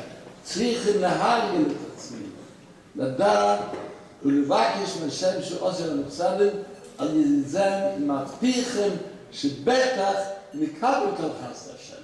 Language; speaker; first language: Hebrew; non-native, fluent; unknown